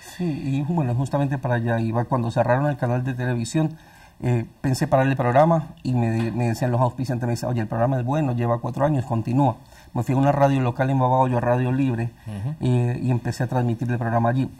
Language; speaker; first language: Spanish; native; Spanish